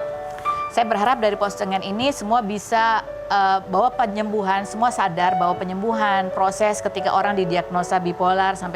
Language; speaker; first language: Indonesian; native; Indonesian